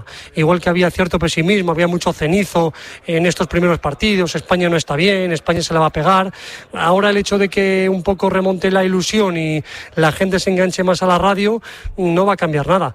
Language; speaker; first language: Spanish; native; Spanish